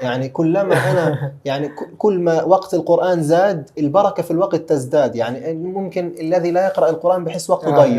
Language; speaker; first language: Arabic; native; Arabic